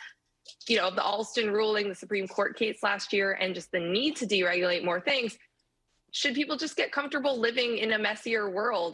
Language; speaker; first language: English; native; English